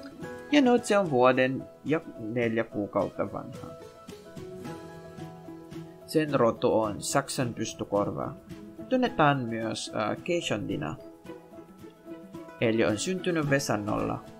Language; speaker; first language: Finnish; non-native, learner; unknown